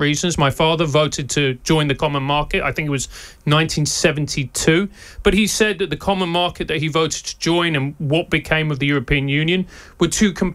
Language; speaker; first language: English; non-native, local second language; Spanish